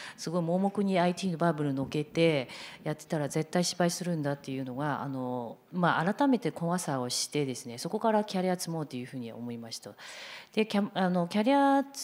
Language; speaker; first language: Japanese; non-native, fluent; Chinese